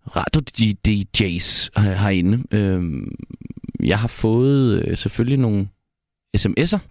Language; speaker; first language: Danish; native; Danish